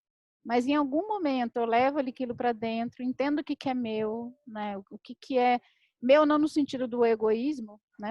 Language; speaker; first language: Portuguese; native; Portuguese